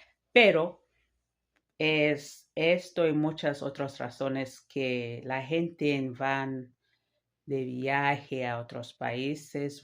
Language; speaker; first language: Spanish; non-native, fluent; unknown